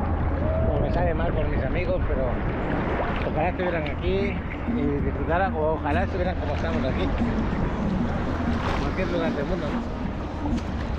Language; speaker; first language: Spanish; native; Spanish